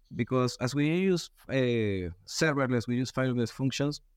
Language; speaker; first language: English; non-native, fluent; Spanish